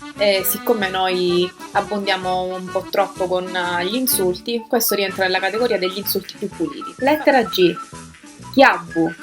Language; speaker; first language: Italian; native; Italian